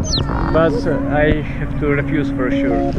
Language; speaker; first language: English; non-native, learner; Polish